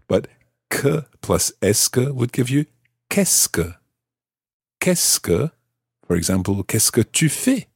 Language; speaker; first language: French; non-native, fluent; English